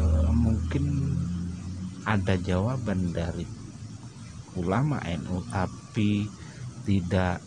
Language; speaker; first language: Indonesian; native; Indonesian